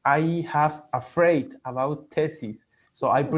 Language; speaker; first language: English; non-native, learner; Spanish